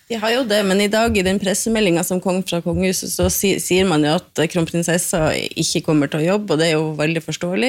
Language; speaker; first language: Norwegian; native; Norwegian